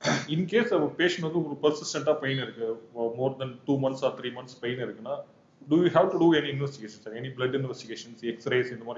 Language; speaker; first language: English; non-native, local second language; Tamil